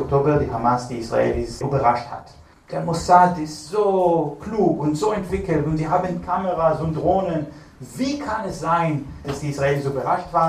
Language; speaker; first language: German; non-native, fluent; Hebrew